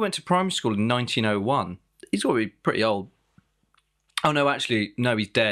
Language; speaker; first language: English; native; English